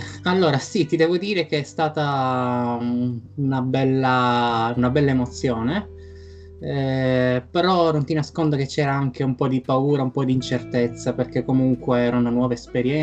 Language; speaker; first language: Italian; native; Italian